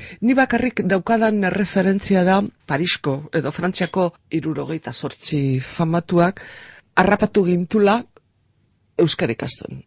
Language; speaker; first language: Basque; non-native, local second language; Spanish